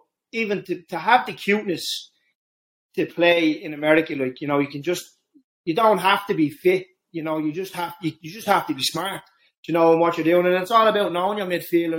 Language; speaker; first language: English; native; English